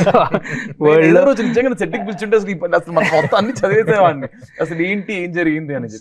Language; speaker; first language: Telugu; native; Telugu